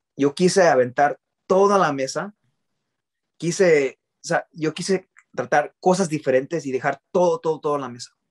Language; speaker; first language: Spanish; early bilingual, heritage; Spanish